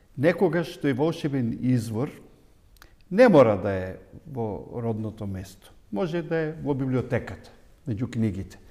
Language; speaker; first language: Macedonian; native; Macedonian